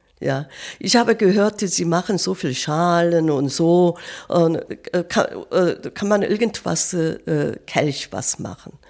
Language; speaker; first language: German; non-native, learner; Korean